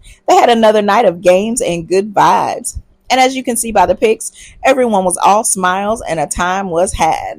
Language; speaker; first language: English; native; English